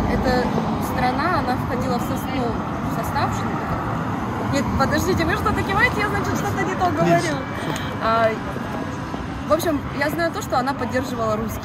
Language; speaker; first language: Russian; native; Russian